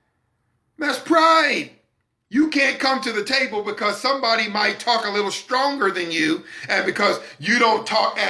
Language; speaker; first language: English; native; English